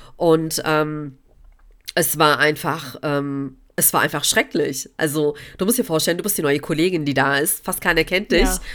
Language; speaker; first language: German; native; German